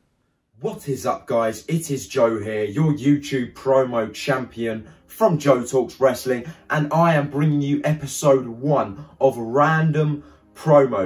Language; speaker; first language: English; native; English